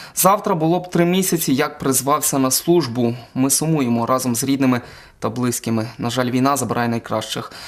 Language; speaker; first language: Ukrainian; native; Ukrainian